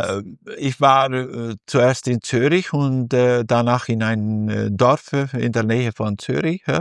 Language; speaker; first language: German; non-native, fluent; Albanian